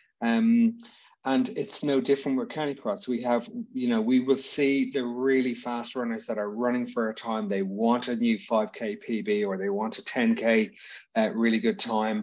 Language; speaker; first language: English; native; English